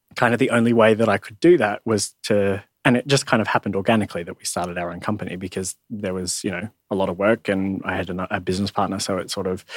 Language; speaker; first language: English; native; English